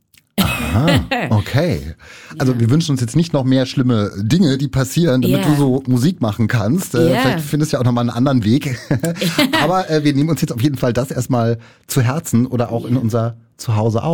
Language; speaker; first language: German; native; German